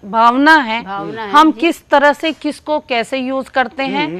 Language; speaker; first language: Hindi; native; Hindi